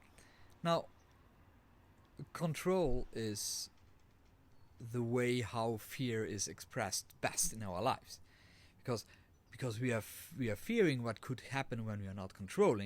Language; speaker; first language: English; non-native, fluent; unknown